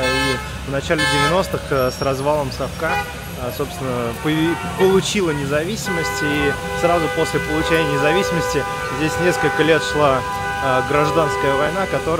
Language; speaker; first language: Russian; native; Russian